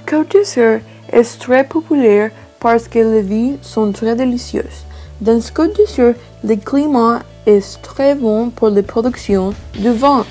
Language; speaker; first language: French; non-native, learner; English